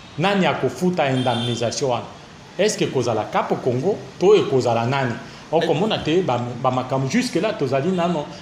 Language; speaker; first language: Lingala; native; Lingala